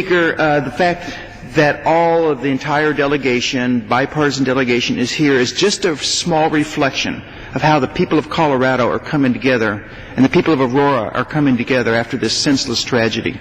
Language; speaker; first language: English; native; English